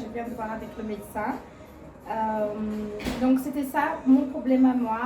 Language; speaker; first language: French; non-native, fluent; Portuguese